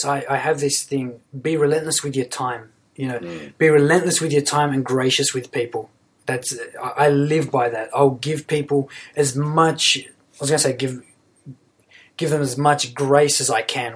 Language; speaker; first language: English; native; English